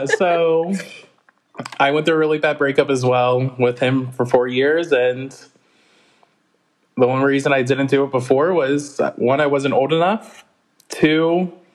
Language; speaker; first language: English; native; English